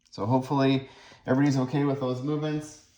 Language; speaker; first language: English; native; English